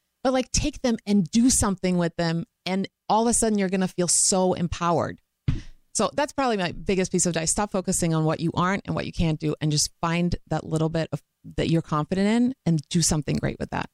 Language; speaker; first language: English; non-native, fluent; Croatian